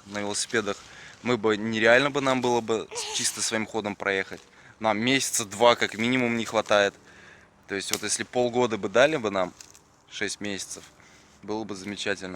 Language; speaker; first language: Russian; native; Russian